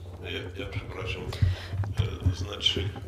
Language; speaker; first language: Polish; non-native, learner; Belarusian